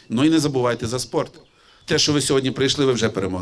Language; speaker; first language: Ukrainian; native; Ukrainian